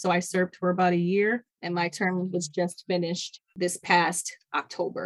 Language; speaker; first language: English; native; English